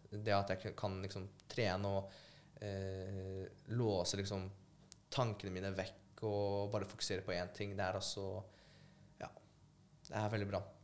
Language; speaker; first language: Norwegian; early bilingual, other home language; Polish